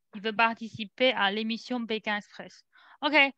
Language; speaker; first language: French; non-native, fluent; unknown